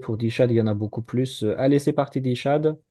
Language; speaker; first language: French; non-native, fluent; Azerbaijani